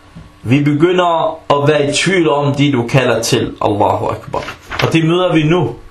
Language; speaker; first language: Danish; non-native, fluent; Arabic